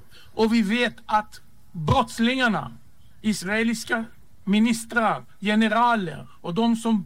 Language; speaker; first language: Swedish; non-native, fluent; Hebrew